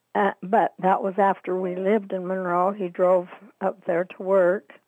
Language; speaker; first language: English; native; English